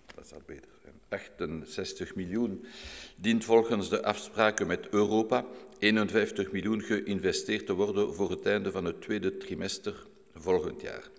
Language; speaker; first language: Dutch; non-native, local second language; French